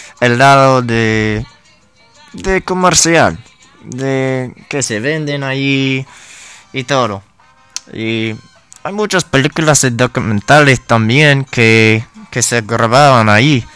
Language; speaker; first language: Spanish; non-native, learner; English